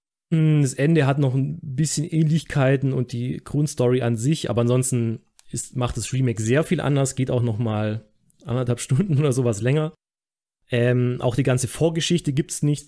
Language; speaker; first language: German; native; German